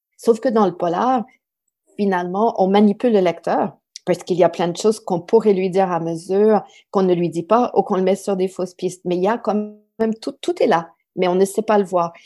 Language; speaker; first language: French; non-native, local second language; English